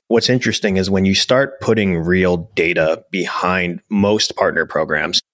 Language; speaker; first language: English; native; English